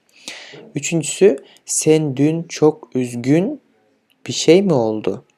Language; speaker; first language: Turkish; non-native, fluent; Kyrgyz